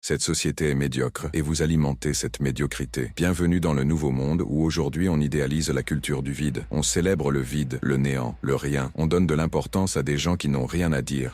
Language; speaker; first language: French; native; French